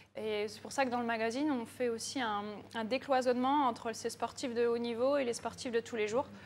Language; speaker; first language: French; native; French